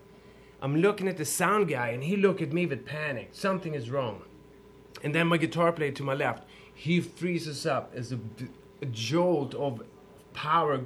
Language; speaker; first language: English; non-native, fluent; Swedish